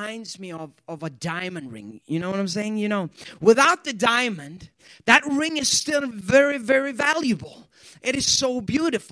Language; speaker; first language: English; non-native, fluent; Swedish